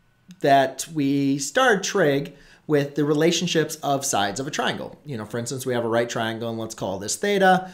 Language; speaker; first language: English; native; English